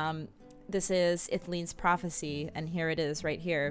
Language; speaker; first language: English; native; English